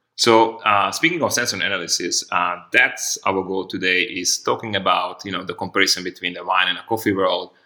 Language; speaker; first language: English; non-native, fluent; Hungarian